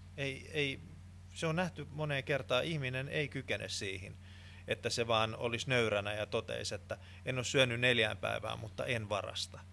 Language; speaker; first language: Finnish; non-native, local second language; Swedish